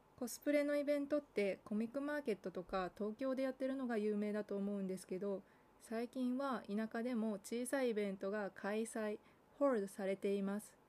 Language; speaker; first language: Japanese; native; Japanese